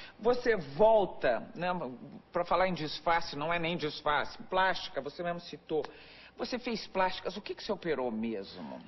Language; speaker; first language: Portuguese; native; Portuguese